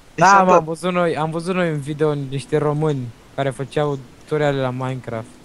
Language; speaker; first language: Romanian; native; Romanian